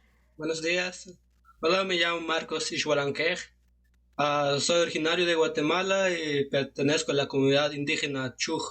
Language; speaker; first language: Spanish; non-native, local second language; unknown